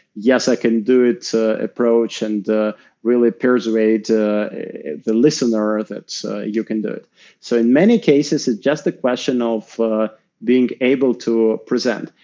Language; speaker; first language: English; non-native, fluent; Russian